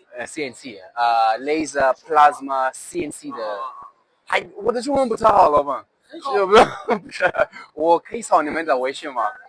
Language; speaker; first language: Chinese; non-native, learner; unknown